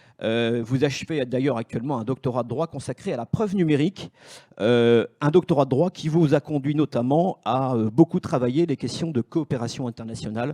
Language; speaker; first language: French; native; French